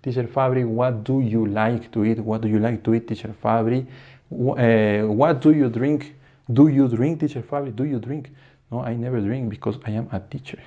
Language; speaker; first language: English; non-native, fluent; Spanish